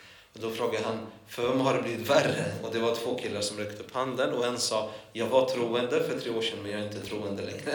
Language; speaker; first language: Swedish; non-native, fluent; Polish